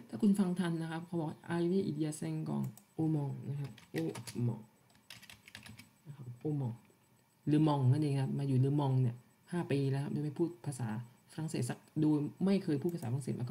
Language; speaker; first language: French; non-native, learner; Thai